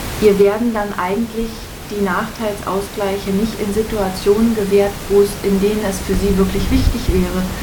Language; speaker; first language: German; native; German